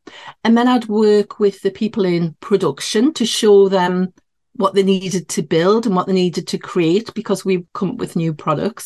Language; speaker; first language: English; native; English